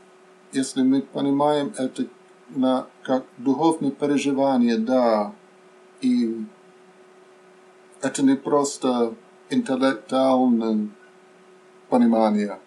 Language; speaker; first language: Russian; non-native, fluent; English